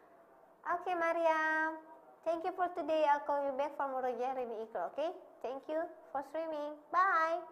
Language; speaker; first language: English; non-native, learner; Indonesian